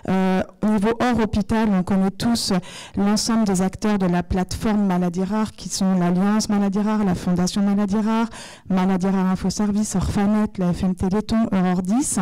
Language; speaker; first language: French; native; French